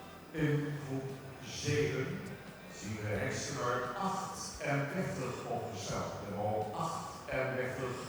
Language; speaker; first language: Dutch; native; Dutch